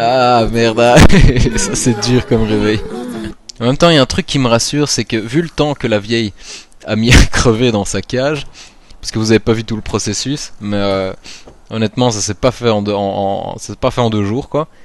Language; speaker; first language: French; native; French